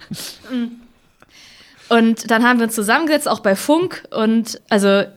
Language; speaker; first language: German; native; German